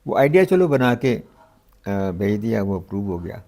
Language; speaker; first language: Urdu; non-native, local second language; Punjabi